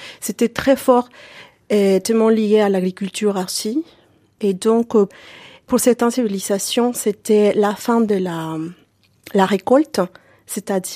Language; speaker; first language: French; non-native, fluent; Spanish